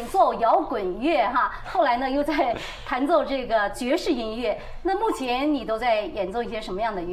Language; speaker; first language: Chinese; native; Chinese